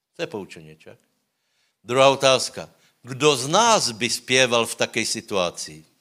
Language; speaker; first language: Czech; non-native, local second language; Slovak